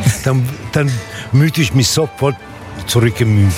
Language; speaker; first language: German; non-native, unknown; Italian